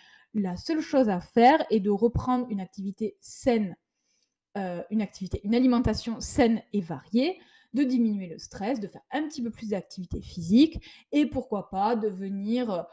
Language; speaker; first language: French; native; French